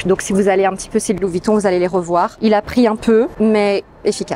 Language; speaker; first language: French; native; French